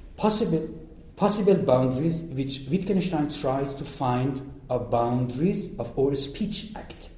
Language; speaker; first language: English; non-native, fluent; Persian